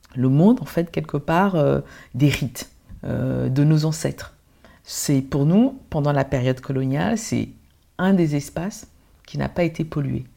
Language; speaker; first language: French; early bilingual, other home language; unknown